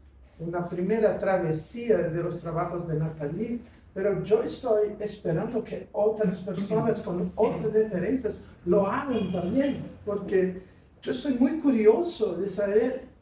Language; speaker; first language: Spanish; non-native, fluent; Portuguese